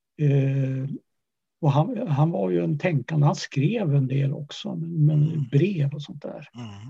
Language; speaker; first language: Swedish; early bilingual, other home language; Yiddish